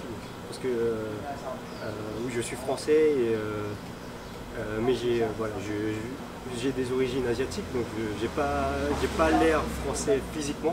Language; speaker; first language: French; early bilingual, other home language; Min Nan Chinese